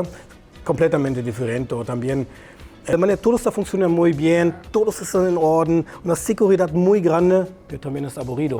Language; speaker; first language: Spanish; non-native, learner; German